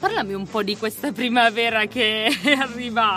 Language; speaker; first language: Italian; native; Italian